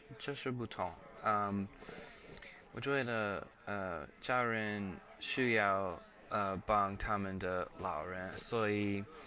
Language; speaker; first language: Chinese; non-native, learner; English